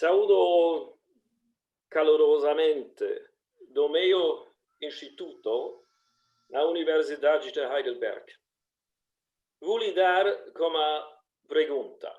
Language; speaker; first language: Portuguese; non-native, learner; German